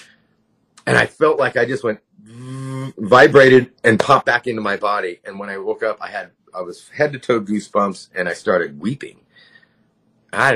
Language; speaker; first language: English; native; English